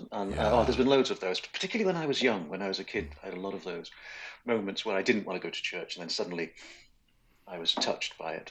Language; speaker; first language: English; native; English